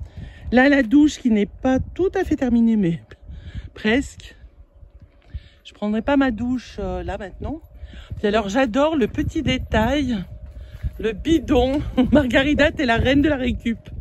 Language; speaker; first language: French; native; French